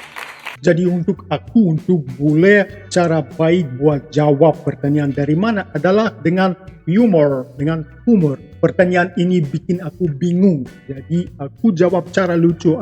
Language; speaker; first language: Indonesian; non-native, fluent; Russian